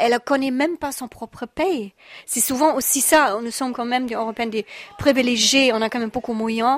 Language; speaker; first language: French; non-native, fluent; German